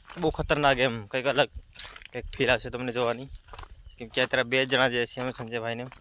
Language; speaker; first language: Gujarati; non-native, local second language; Bhili